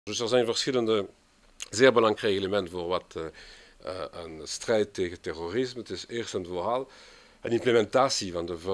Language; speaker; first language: Dutch; non-native, local second language; French